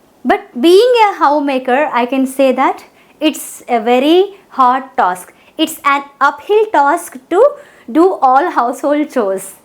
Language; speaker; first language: English; non-native, local second language; Telugu